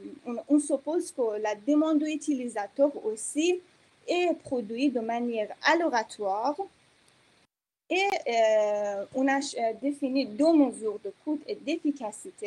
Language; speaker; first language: French; non-native, fluent; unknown